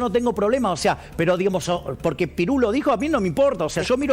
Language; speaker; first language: Spanish; native; Spanish